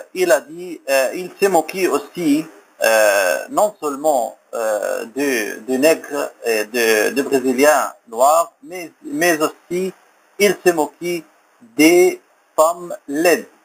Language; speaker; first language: French; non-native, learner; Arabic